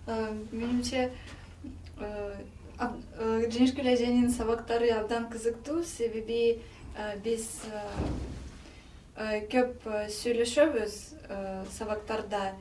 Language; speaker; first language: Kyrgyz; non-native, learner; Russian